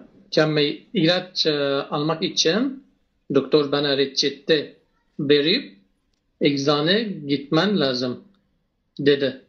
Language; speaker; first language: Turkish; non-native, learner; Arabic